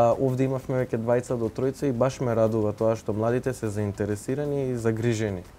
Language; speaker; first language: Macedonian; non-native, local second language; Turkish